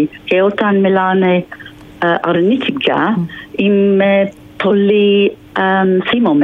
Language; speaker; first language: Greek; non-native, fluent; English